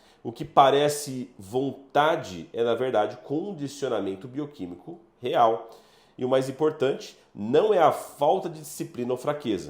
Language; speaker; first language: Portuguese; native; Portuguese